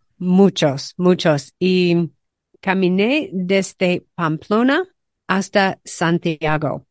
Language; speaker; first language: Spanish; non-native, learner; English